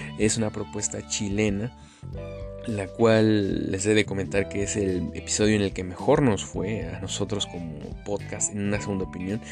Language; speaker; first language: Spanish; native; Spanish